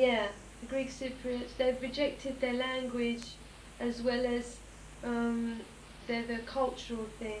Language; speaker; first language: English; early bilingual, other home language; Greek